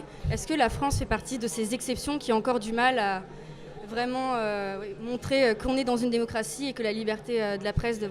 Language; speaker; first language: French; native; French